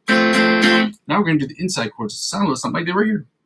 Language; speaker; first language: English; native; English